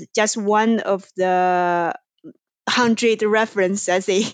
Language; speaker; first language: English; non-native, fluent; Chinese